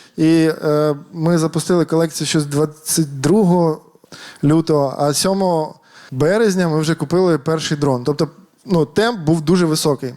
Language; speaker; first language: Ukrainian; native; Ukrainian